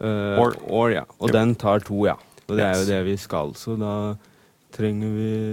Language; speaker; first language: Norwegian; native; Norwegian